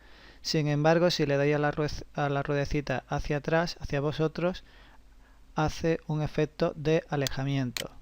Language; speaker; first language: Spanish; native; Spanish